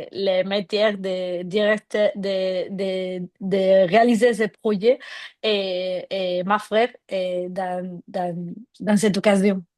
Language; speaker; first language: French; non-native, fluent; Spanish